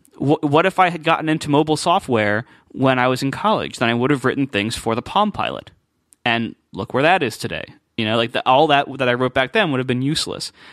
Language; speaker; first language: English; native; English